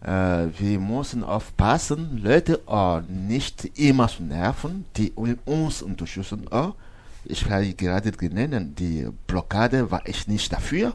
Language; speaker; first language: German; non-native, learner; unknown